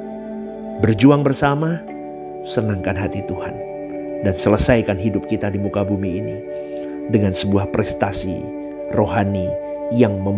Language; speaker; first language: Indonesian; native; Indonesian